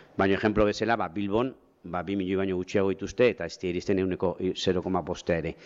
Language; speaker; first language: Basque; native; Basque